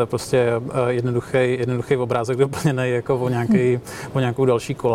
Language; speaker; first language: Czech; native; Czech